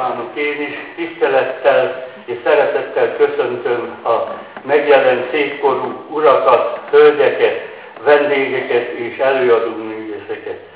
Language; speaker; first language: Hungarian; native; Hungarian